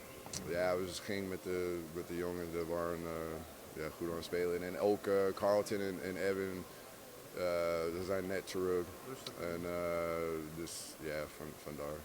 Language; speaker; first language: Dutch; non-native, fluent; English